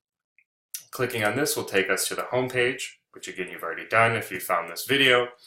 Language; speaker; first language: English; native; English